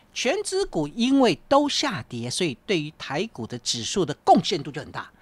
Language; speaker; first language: Chinese; native; Chinese